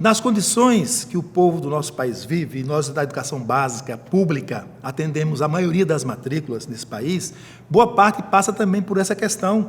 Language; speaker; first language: Portuguese; native; Portuguese